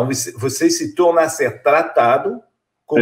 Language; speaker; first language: Portuguese; non-native, fluent; French